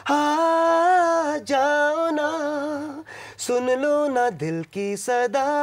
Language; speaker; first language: Hindi; non-native, local second language; Punjabi